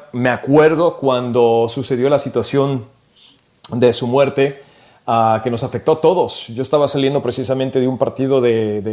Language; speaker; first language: Spanish; early bilingual, heritage; Spanish